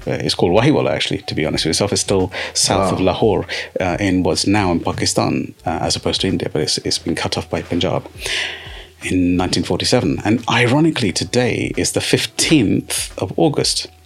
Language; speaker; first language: English; native; English